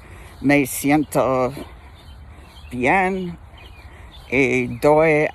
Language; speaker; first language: Spanish; non-native, learner; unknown